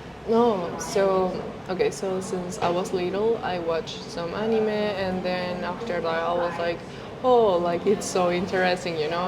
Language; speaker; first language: English; non-native, fluent; Spanish